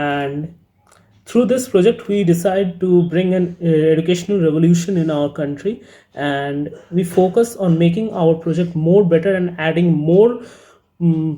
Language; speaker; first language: English; non-native, local second language; Bangla